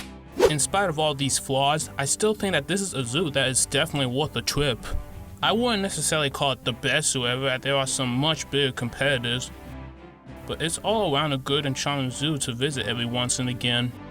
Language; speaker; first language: English; native; English